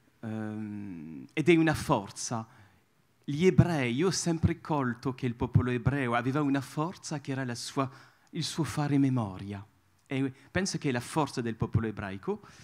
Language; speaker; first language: Italian; non-native, fluent; French